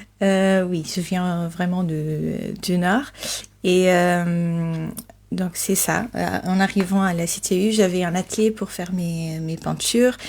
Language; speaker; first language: French; non-native, fluent; Portuguese